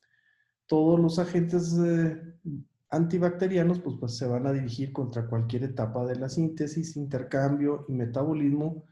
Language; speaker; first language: Spanish; native; Spanish